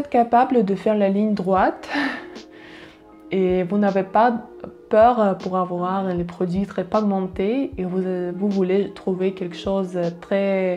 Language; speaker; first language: French; non-native, learner; Russian